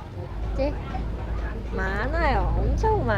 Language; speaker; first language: Korean; non-native, learner; Vietnamese